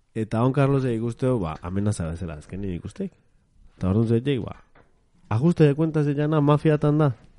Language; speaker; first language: Basque; native; Basque